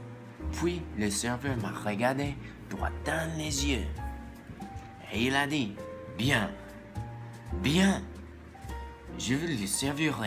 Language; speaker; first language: French; non-native, learner; English